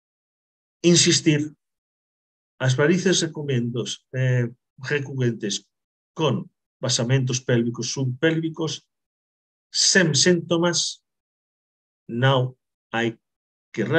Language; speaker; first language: Spanish; native; Spanish